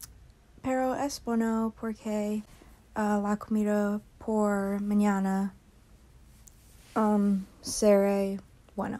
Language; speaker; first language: Spanish; non-native, learner; English